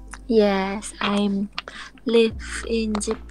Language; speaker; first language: English; non-native, learner; Indonesian